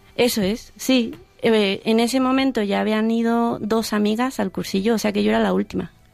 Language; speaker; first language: Spanish; early bilingual, heritage; Spanish